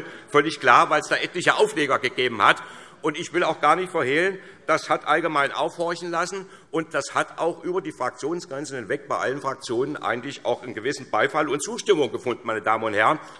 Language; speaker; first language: German; native; German